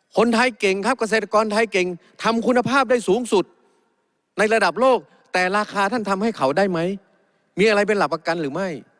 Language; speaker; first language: Thai; native; Thai